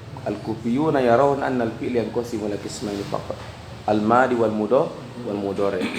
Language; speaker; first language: Arabic; non-native, fluent; Indonesian